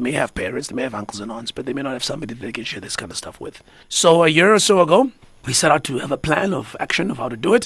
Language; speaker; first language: English; non-native, local second language; Zulu